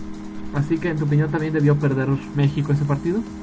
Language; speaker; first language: Spanish; native; Spanish